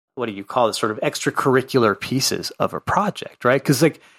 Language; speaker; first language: English; native; English